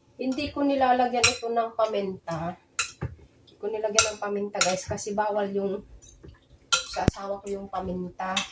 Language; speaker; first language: Filipino; non-native, local second language; Iloko